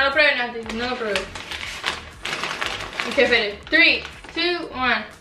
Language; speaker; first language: Spanish; early bilingual, heritage; Spanish